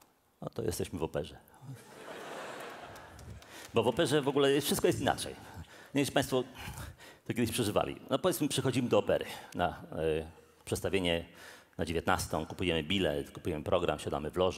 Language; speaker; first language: Polish; native; Polish